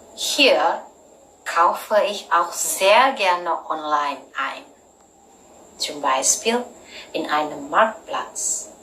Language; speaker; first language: German; non-native, learner; Indonesian